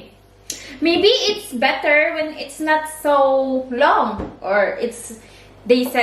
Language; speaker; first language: English; non-native, learner; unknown